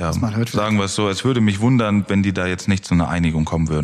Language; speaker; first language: German; native; German